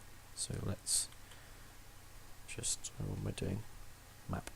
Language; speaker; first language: English; native; English